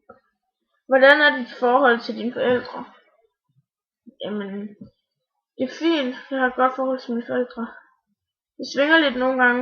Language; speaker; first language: Danish; native; Danish